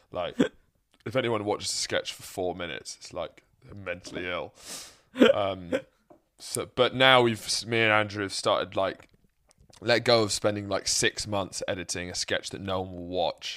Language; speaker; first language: English; native; English